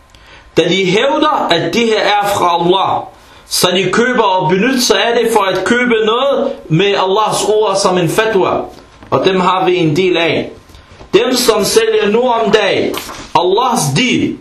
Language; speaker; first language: Danish; early bilingual, other home language; Arabic